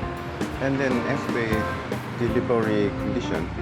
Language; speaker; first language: English; non-native, learner; Korean